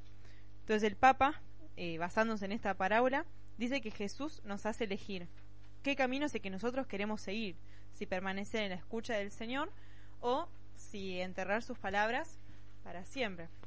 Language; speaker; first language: Spanish; native; Spanish